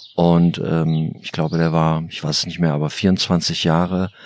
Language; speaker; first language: German; native; German